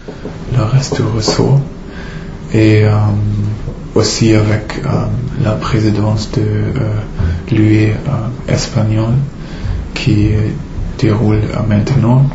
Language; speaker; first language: French; non-native, fluent; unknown